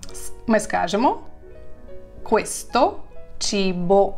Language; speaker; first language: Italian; non-native, fluent; Ukrainian